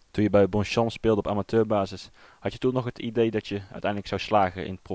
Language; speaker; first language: Dutch; native; Dutch